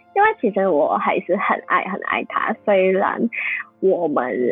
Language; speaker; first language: Chinese; non-native, fluent; Cantonese